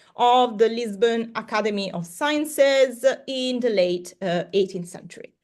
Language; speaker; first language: English; non-native, fluent; Italian